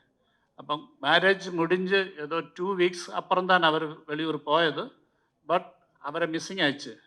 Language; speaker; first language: Tamil; non-native, learner; Malayalam